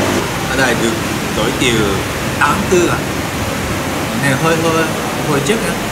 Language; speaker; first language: Vietnamese; non-native, learner; Japanese